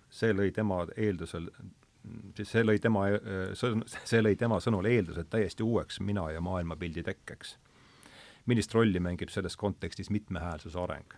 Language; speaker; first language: Estonian; native; Estonian